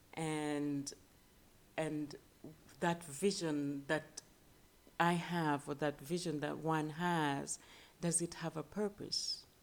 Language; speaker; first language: English; non-native, local second language; Luo (Kenya and Tanzania)